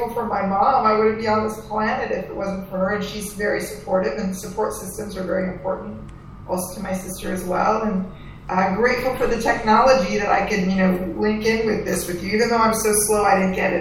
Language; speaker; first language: English; native; English